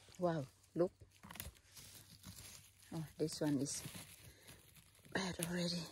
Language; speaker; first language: English; non-native, learner; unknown